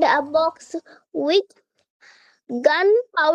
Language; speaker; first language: English; non-native, learner; Bangla